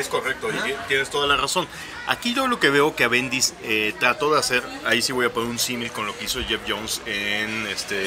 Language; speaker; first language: Spanish; native; Spanish